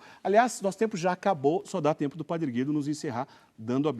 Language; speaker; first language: Portuguese; native; Portuguese